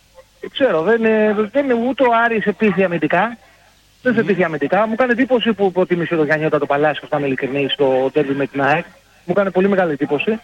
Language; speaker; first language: Greek; native; Greek